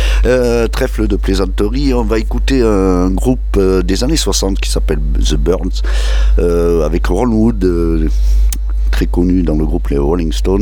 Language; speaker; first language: French; native; French